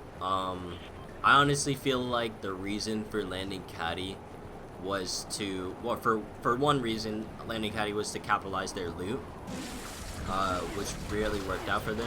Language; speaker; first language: English; native; English